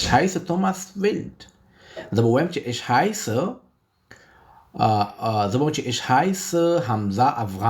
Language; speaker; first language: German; non-native, learner; Pashto